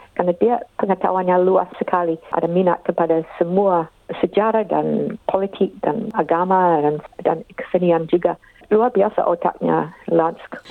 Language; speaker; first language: Indonesian; non-native, fluent; English